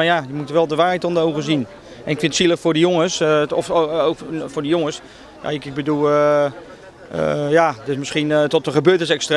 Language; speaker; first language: Dutch; native; Dutch